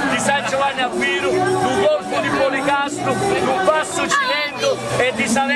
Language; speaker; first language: Italian; non-native, learner; Portuguese